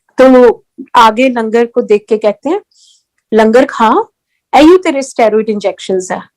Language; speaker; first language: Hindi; early bilingual, heritage; Hindi